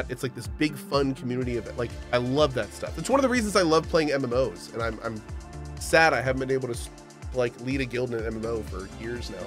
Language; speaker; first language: English; native; English